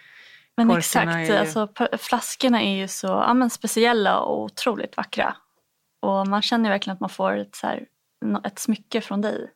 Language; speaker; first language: Swedish; native; Swedish